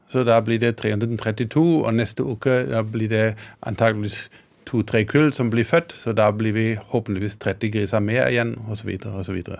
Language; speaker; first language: Norwegian; non-native, fluent; German